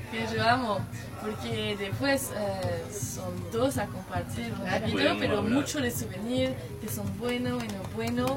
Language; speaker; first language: Spanish; non-native, learner; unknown